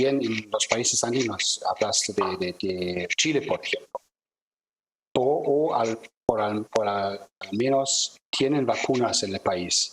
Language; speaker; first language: Spanish; non-native, fluent; German